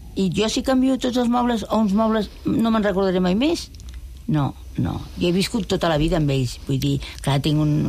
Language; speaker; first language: Catalan; non-native, local second language; Spanish